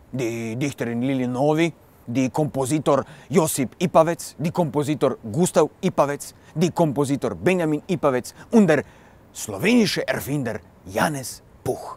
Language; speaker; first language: German; non-native, learner; Slovenian